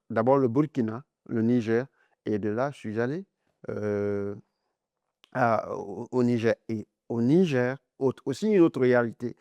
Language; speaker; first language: French; non-native, local second language; Mandingo